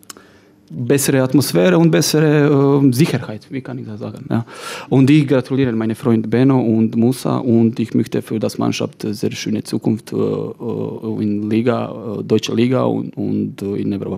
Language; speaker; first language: German; non-native, fluent; Croatian